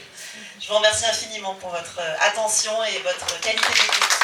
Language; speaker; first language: French; native; French